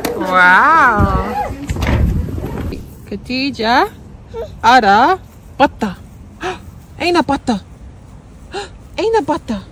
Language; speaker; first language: Arabic; non-native, learner; English